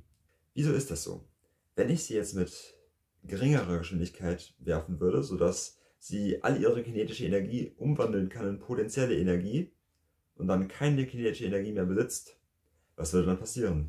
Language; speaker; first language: German; native; German